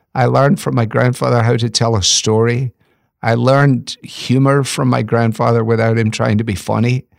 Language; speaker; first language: English; native; English